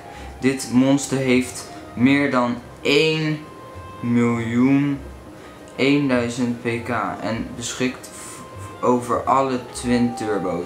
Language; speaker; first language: Dutch; native; Dutch